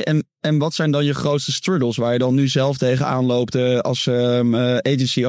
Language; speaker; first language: Dutch; native; Dutch